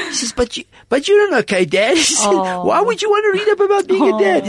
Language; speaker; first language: English; native; English